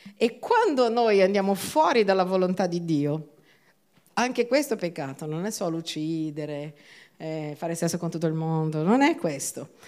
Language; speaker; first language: Italian; non-native, fluent; Portuguese